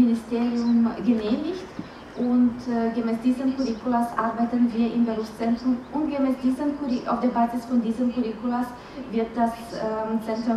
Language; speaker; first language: German; non-native, fluent; Romanian